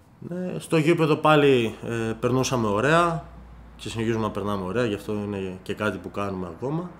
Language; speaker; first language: Greek; native; Greek